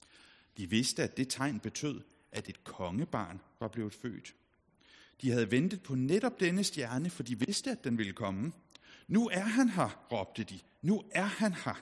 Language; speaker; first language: Danish; native; Danish